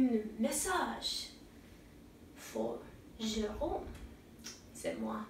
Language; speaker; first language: French; non-native, learner; English